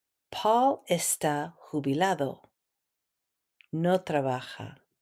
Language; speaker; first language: Spanish; non-native, fluent; English